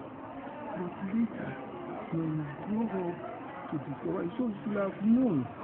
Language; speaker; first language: English; non-native, local second language; Yoruba